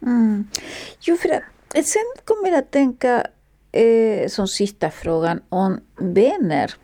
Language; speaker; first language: Swedish; non-native, fluent; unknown